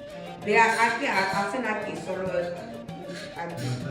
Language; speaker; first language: Spanish; non-native, fluent; Armenian